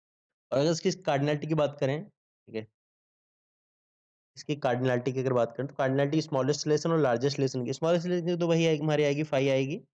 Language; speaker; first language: Hindi; native; Hindi